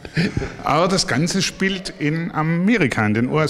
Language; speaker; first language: German; native; German